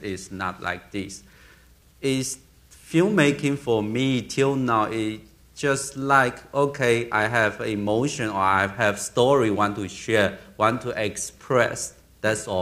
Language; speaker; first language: English; non-native, learner; Chinese